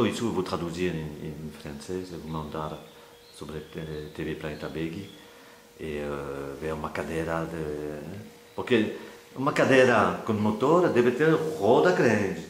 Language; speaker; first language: Portuguese; non-native, fluent; French